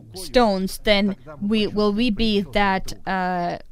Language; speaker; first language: English; non-native, fluent; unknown